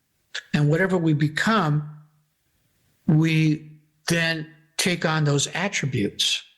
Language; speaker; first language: English; native; English